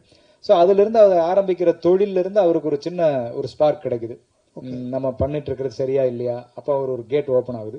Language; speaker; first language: Tamil; native; Tamil